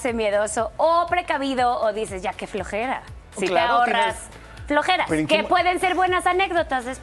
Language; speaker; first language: Spanish; native; Spanish